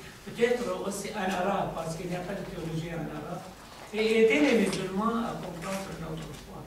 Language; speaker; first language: French; non-native, fluent; Arabic